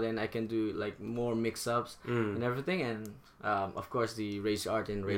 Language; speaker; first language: English; non-native, local second language; Filipino